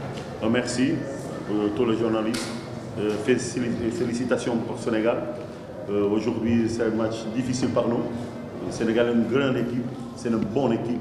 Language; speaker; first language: French; non-native, learner; Kabuverdianu